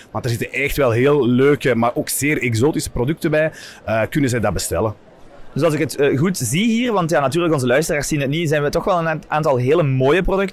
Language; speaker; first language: Dutch; native; Dutch